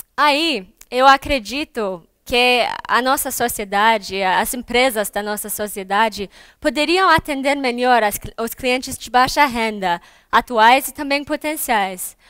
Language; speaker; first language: Portuguese; non-native, fluent; English